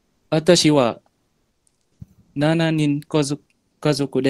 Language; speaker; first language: Japanese; non-native, learner; Malay